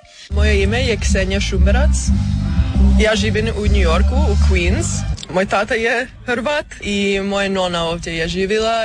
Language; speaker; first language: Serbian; early bilingual, heritage; English